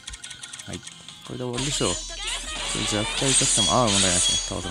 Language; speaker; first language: Japanese; native; Japanese